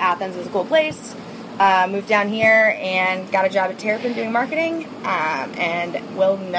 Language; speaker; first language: English; native; English